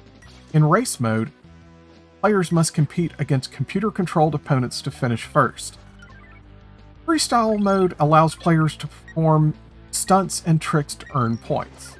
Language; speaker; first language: English; native; English